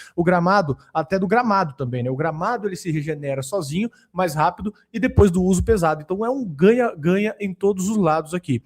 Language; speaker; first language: Portuguese; native; Portuguese